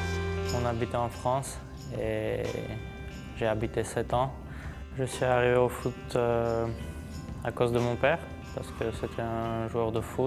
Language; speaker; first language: French; early bilingual, other home language; Armenian